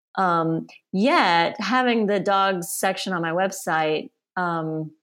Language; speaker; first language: English; early bilingual, other home language; Polish